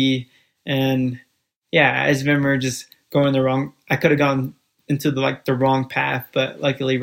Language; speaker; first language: English; early bilingual, other home language; Spanish